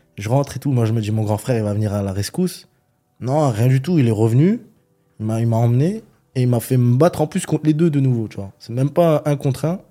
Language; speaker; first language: French; early bilingual, other home language; Chechen